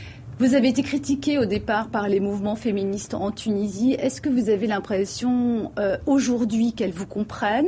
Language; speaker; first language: French; native; French